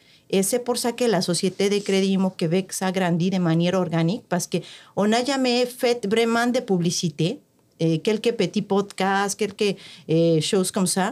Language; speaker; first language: French; non-native, fluent; Spanish